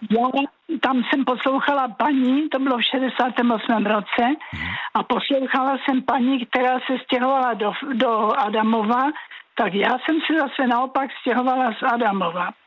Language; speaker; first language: Czech; native; Czech